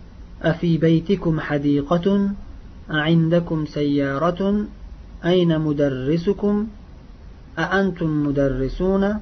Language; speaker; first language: Arabic; non-native, fluent; Uzbek